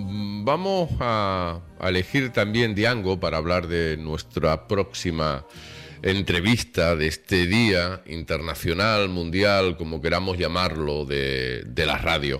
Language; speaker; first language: Spanish; native; Spanish